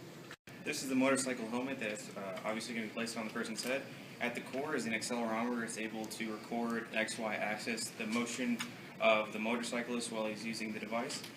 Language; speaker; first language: English; native; English